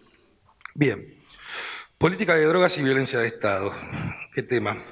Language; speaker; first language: Spanish; native; Spanish